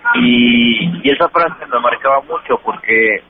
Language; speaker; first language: Spanish; native; Spanish